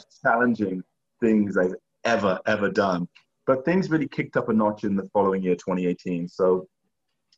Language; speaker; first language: English; native; English